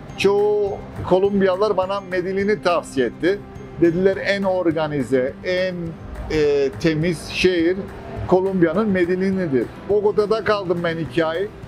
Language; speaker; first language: Turkish; early bilingual, heritage; Turkish